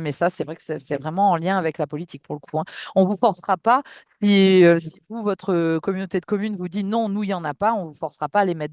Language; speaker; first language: French; native; French